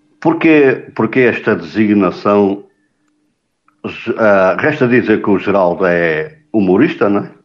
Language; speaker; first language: Portuguese; native; Portuguese